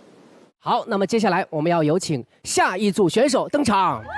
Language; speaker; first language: Chinese; native; Chinese